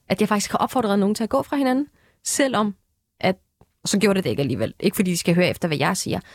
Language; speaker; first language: Danish; early bilingual, other home language; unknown